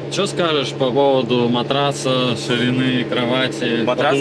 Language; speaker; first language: Russian; native; Russian